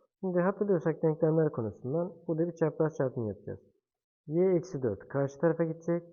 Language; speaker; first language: Turkish; native; Turkish